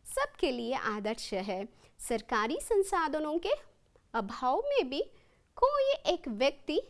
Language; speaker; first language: Hindi; non-native, local second language; Kannada